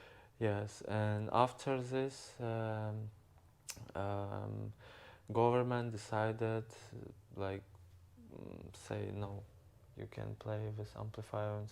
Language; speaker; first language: English; non-native, learner; Ukrainian